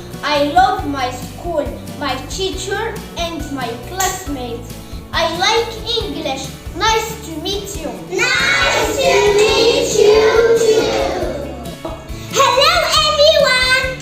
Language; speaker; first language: English; non-native, learner; Arabic